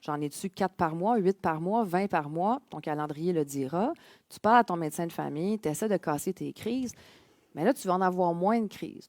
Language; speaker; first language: French; native; French